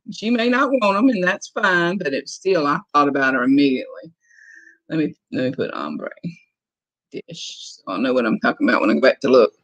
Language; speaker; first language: English; native; English